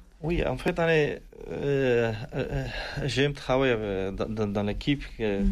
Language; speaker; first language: French; non-native, learner; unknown